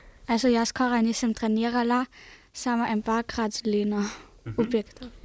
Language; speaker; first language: Slovenian; non-native, local second language; German